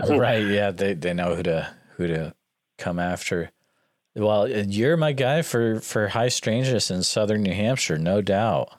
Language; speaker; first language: English; native; English